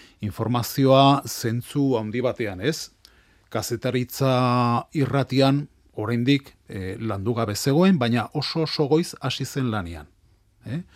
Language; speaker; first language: Basque; non-native, local second language; Spanish